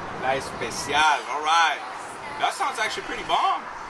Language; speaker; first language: English; early bilingual, other home language; Spanish